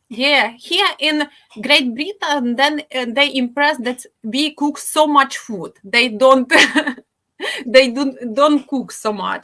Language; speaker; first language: English; non-native, fluent; Ukrainian